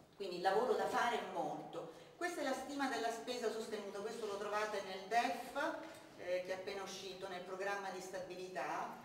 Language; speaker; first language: Italian; native; Italian